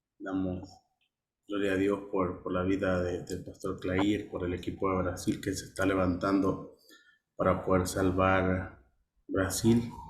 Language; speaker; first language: Spanish; native; Spanish